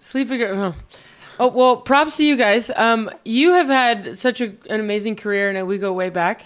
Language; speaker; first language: English; native; English